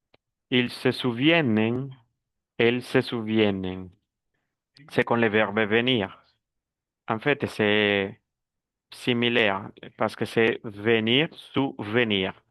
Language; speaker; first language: French; non-native, fluent; Spanish